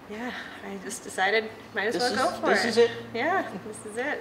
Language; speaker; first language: English; native; English